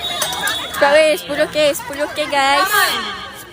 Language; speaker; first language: Malay; native; Malay